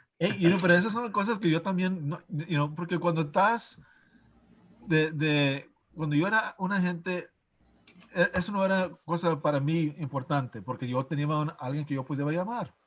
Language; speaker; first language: Spanish; early bilingual, heritage; English